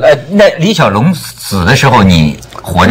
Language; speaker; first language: Chinese; native; Chinese